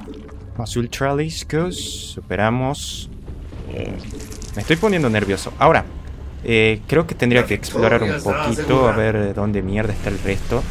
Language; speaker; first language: Spanish; native; Spanish